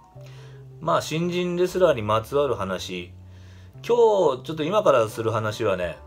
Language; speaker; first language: Japanese; native; Japanese